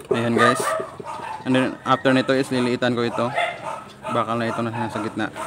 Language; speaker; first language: Filipino; non-native, local second language; Cebuano